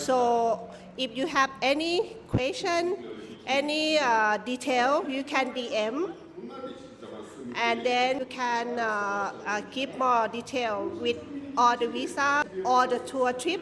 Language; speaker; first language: English; non-native, learner; Thai